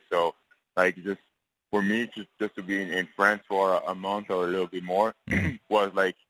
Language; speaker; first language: English; non-native, fluent; French